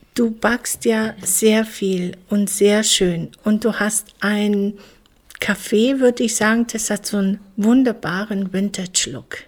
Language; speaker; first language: German; native; German